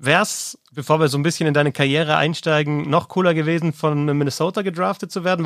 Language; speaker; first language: German; native; German